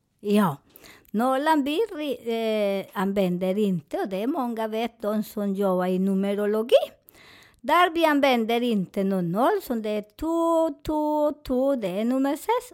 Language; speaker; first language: Swedish; non-native, fluent; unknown